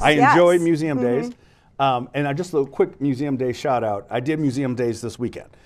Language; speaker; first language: English; native; English